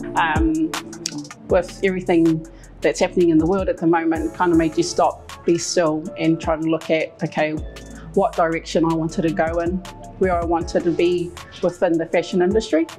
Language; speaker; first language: English; native; English